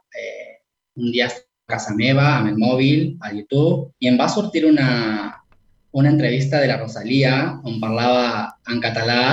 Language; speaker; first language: Catalan; non-native, learner; Spanish